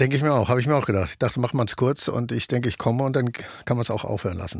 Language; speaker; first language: German; native; German